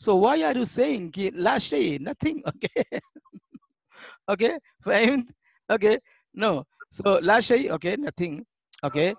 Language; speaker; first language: English; non-native, fluent; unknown